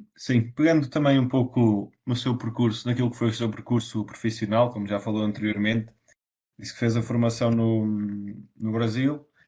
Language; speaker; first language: Portuguese; native; Portuguese